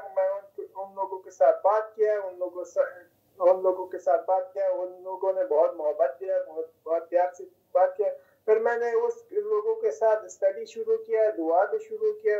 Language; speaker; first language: Hindi; non-native, fluent; Persian